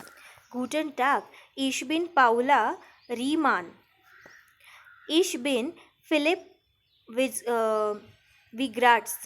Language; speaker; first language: German; non-native, fluent; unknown